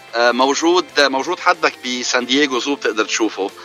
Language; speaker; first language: Arabic; native; Arabic